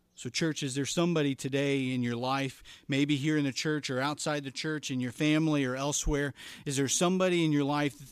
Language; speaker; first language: English; native; English